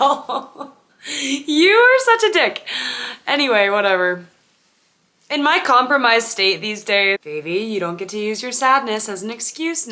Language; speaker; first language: English; native; English